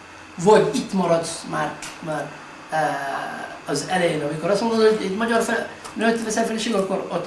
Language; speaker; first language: Hungarian; non-native, fluent; Arabic